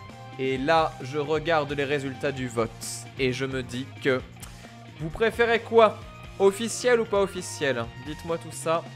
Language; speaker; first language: French; native; French